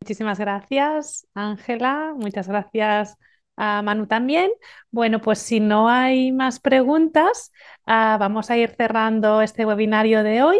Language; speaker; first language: Spanish; native; Spanish